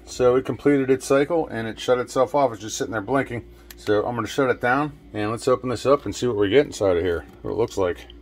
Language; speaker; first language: English; native; English